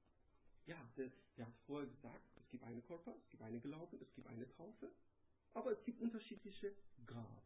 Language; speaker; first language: German; non-native, learner; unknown